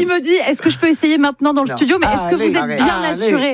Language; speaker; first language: French; native; French